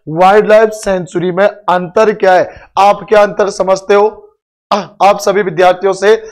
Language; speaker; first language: Hindi; native; Hindi